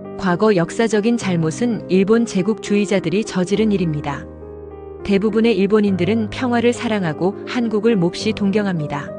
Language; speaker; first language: Korean; non-native, fluent; Japanese